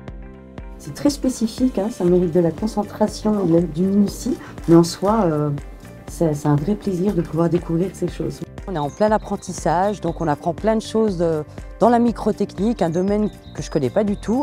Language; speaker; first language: French; native; French